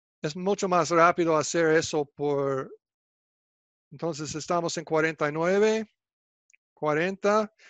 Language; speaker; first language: Spanish; non-native, fluent; English